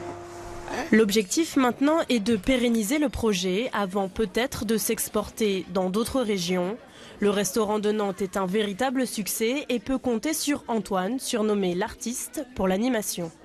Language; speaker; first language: French; native; French